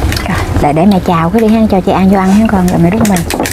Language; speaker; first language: Vietnamese; native; Vietnamese